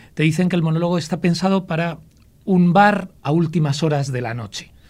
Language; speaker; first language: Spanish; native; Spanish